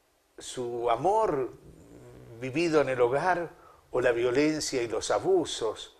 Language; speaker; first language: Spanish; native; Spanish